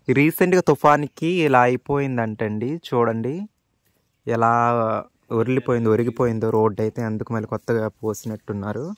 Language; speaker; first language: Telugu; native; Telugu